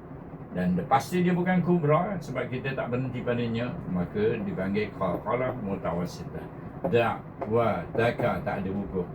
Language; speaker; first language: Malay; native; Malay